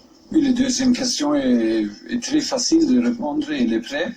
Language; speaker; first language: French; non-native, learner; German